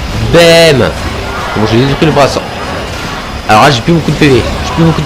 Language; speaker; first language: French; native; French